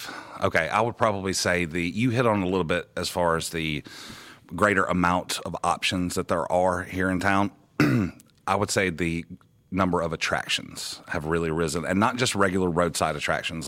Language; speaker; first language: English; native; English